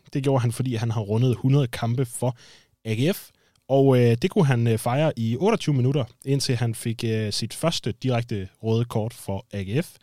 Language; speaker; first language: Danish; native; Danish